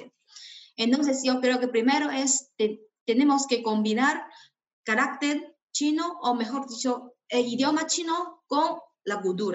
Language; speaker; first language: Spanish; non-native, fluent; Chinese